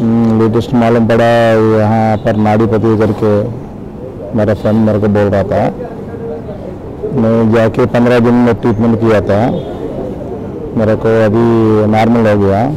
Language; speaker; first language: Hindi; non-native, local second language; Telugu